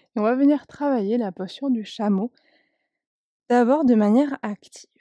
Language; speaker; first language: French; native; French